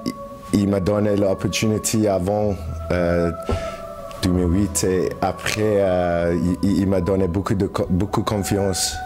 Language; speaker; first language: French; non-native, learner; English